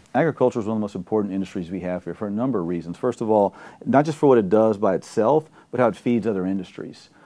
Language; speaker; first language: English; native; English